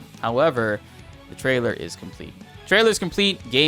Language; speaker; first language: English; native; English